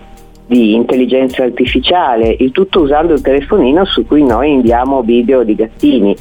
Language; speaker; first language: Italian; native; Italian